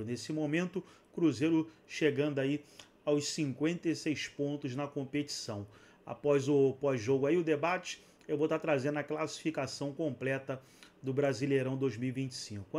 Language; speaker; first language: Portuguese; native; Portuguese